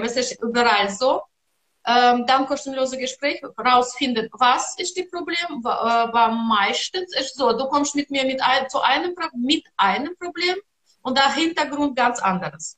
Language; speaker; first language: German; non-native, learner; Russian